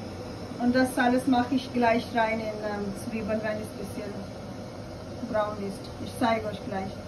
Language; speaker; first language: German; non-native, learner; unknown